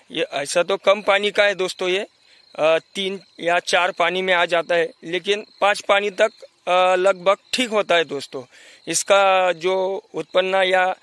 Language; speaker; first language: Hindi; non-native, local second language; Marathi